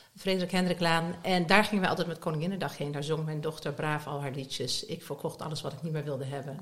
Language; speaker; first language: Dutch; native; Dutch